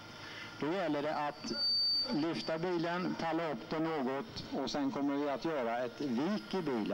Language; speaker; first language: Swedish; native; Swedish